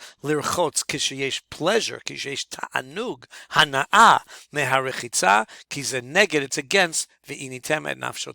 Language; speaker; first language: Hebrew; non-native, fluent; English